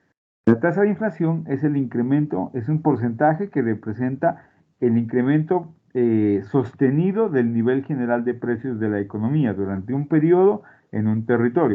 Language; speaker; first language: Spanish; native; Spanish